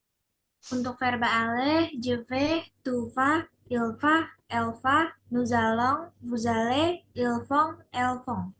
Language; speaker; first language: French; non-native, learner; Indonesian